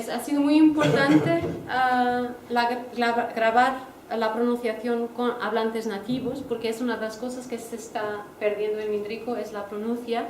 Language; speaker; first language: Spanish; non-native, fluent; Portuguese